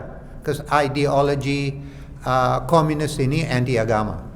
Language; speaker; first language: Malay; non-native, fluent; English